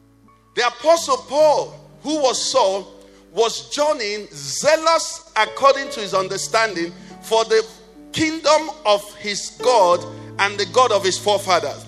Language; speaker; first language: English; non-native, local second language; Igbo